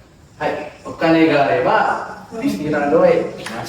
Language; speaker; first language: Japanese; non-native, learner; Indonesian